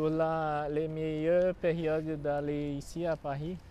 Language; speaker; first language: French; non-native, learner; Portuguese